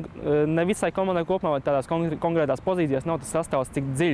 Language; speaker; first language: Latvian; native; Latvian